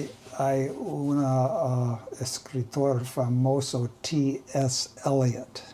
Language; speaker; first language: Spanish; non-native, learner; English